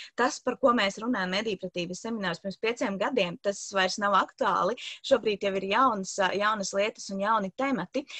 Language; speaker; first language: Latvian; native; Latvian